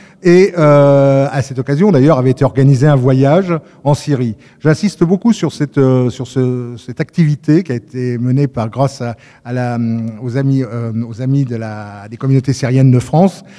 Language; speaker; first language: French; native; French